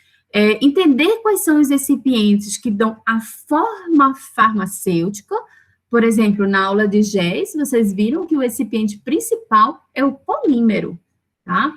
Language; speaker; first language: Portuguese; native; Portuguese